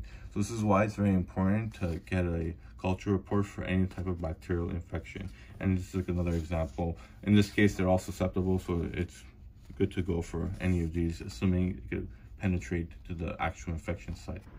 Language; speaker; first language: English; native; English